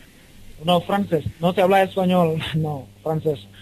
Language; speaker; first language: Spanish; non-native, learner; Wolof